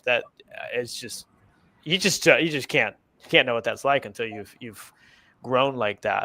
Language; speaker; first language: English; native; English